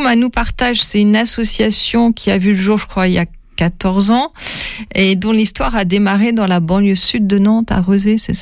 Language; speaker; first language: French; native; French